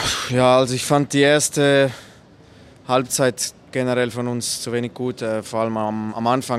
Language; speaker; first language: German; native; German